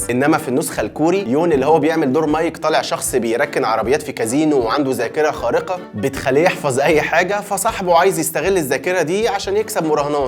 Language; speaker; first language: Arabic; native; Arabic